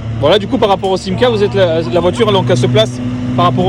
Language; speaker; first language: French; native; French